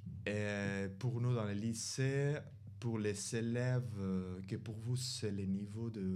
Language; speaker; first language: French; non-native, fluent; Spanish